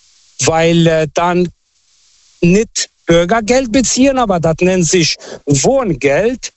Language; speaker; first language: German; non-native, fluent; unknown